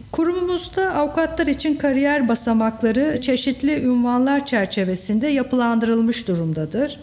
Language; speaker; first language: Turkish; native; Turkish